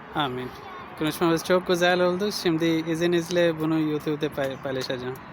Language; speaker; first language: Turkish; non-native, fluent; Urdu